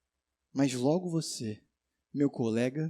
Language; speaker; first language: Portuguese; native; Portuguese